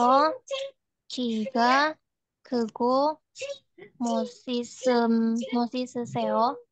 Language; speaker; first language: Korean; non-native, learner; Indonesian